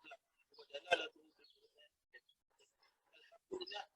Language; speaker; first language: Arabic; non-native, learner; Indonesian